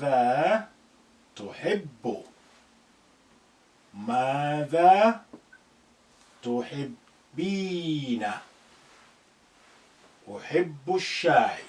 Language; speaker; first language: Arabic; non-native, fluent; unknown